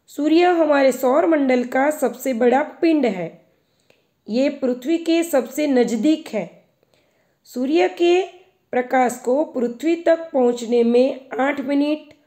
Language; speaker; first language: Hindi; non-native, local second language; Gujarati